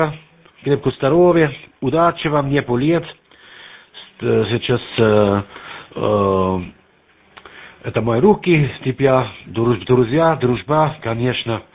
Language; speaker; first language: Russian; non-native, learner; German